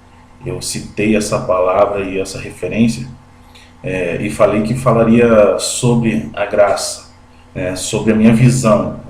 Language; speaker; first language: Portuguese; native; Portuguese